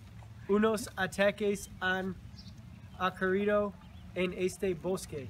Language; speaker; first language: Spanish; non-native, learner; English